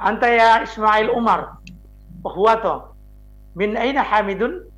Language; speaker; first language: Arabic; non-native, fluent; Indonesian